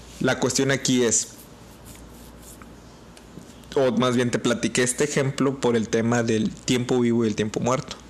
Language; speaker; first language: Spanish; native; Spanish